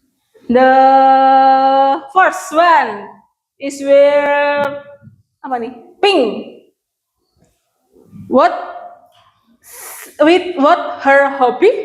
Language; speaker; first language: English; non-native, learner; Indonesian